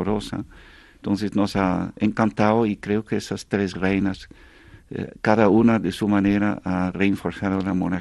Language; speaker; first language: Spanish; non-native, fluent; Dutch